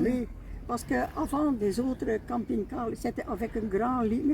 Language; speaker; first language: French; non-native, local second language; Dutch